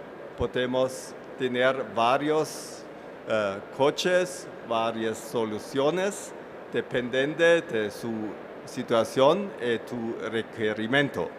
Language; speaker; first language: Spanish; non-native, fluent; German